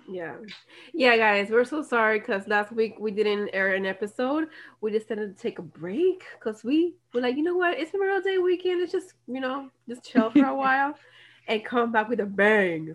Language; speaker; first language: English; non-native, local second language; Spanish